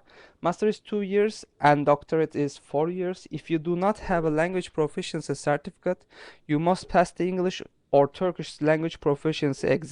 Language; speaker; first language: English; non-native, fluent; Turkish